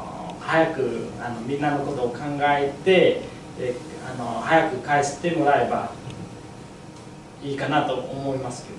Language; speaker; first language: Japanese; non-native, learner; Vietnamese